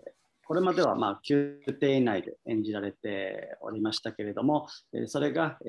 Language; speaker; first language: Japanese; native; Japanese